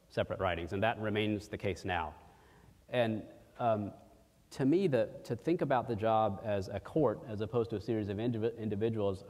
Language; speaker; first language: English; early bilingual, other home language; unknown